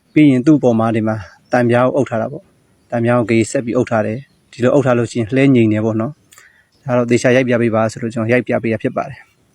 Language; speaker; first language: Burmese; native; Burmese